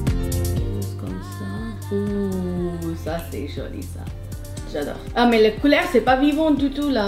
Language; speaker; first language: French; non-native, fluent; Hindi